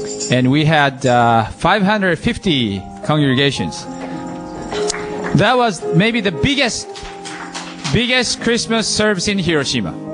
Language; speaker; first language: English; non-native, fluent; Japanese